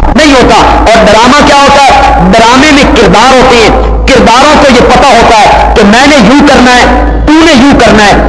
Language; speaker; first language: Urdu; non-native, local second language; Punjabi